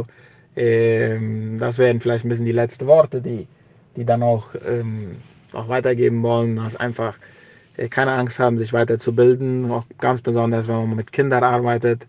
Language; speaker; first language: German; early bilingual, heritage; German